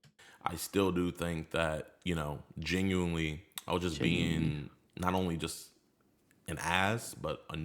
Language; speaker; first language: English; native; English